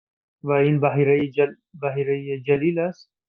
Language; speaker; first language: Persian; native; Persian